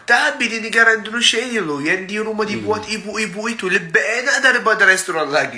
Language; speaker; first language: Indonesian; non-native, fluent; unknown